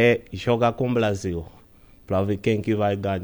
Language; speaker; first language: Portuguese; non-native, learner; Haitian Creole